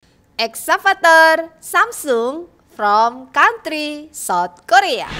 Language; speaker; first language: English; non-native, learner; Indonesian